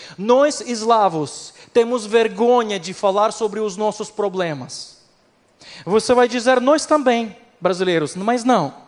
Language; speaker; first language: Portuguese; non-native, fluent; Ukrainian